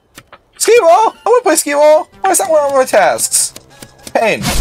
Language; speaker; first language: English; native; English